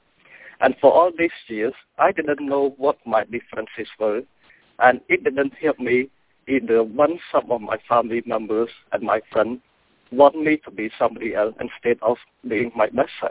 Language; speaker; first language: English; non-native, fluent; Khmer